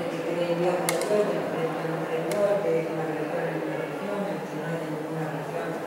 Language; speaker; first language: Spanish; native; Spanish